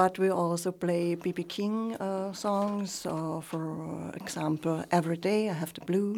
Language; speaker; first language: English; non-native, fluent; German